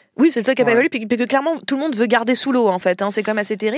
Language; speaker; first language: French; native; French